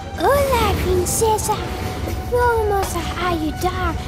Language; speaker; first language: Spanish; non-native, learner; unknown